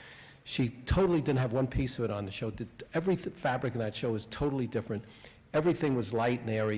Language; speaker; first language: English; native; English